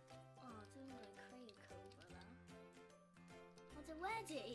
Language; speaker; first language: Welsh; non-native, local second language; English